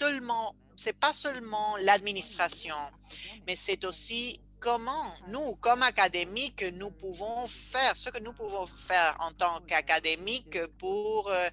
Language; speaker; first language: French; non-native, fluent; Spanish